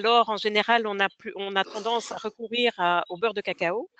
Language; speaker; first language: French; native; French